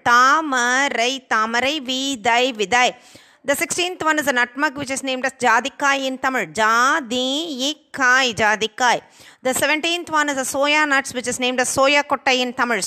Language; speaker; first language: English; non-native, local second language; Tamil